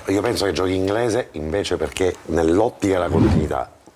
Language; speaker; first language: Italian; native; Italian